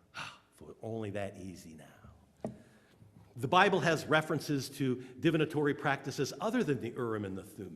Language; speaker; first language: English; native; English